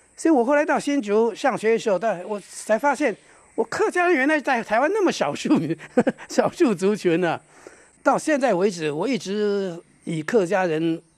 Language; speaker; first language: Chinese; non-native, local second language; Hakka Chinese